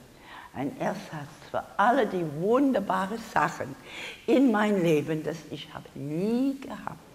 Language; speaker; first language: German; non-native, learner; English